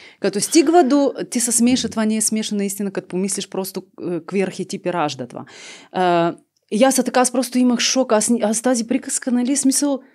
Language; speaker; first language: Bulgarian; early bilingual, heritage; Bulgarian